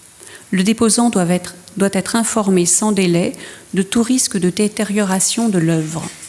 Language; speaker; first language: French; native; French